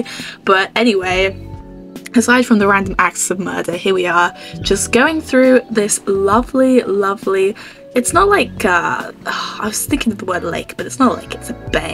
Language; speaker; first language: English; native; English